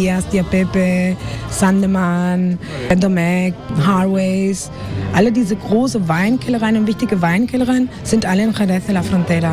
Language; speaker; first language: German; non-native, fluent; Spanish